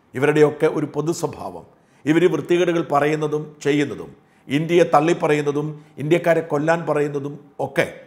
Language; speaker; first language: Malayalam; native; Malayalam